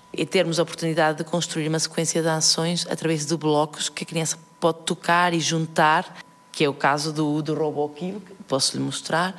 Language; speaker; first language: Portuguese; early bilingual, heritage; Portuguese